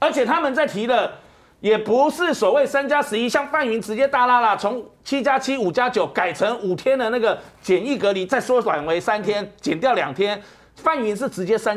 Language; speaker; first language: Chinese; native; Chinese